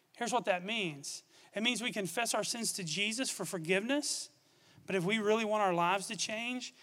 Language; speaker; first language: English; native; English